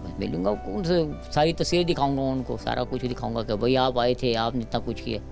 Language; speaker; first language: Urdu; non-native, local second language; Northern Hindko